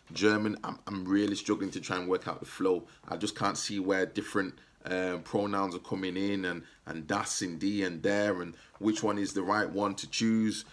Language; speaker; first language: English; native; English